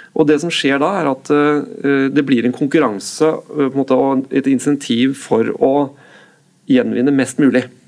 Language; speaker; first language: Norwegian; native; Norwegian